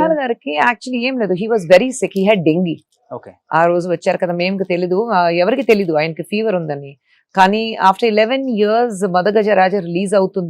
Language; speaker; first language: Telugu; non-native, fluent; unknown